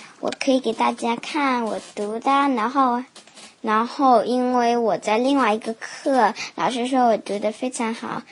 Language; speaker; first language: Chinese; early bilingual, heritage; Chinese